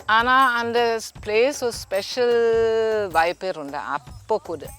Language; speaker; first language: Tamil; non-native, learner; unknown